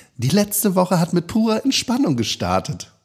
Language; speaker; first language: German; native; German